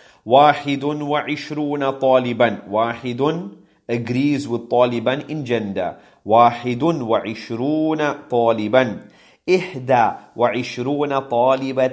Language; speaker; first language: Arabic; non-native, fluent; English